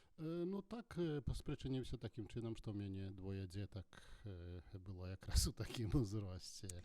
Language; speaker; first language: Belarusian; native; Belarusian